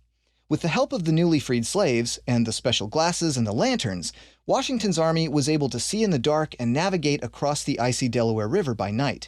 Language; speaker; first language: English; native; English